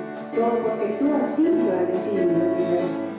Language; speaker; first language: Spanish; native; Spanish